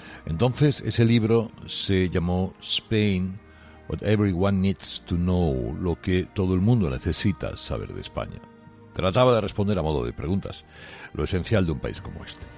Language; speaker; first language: Spanish; native; Spanish